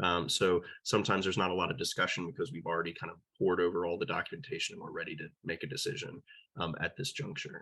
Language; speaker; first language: English; native; English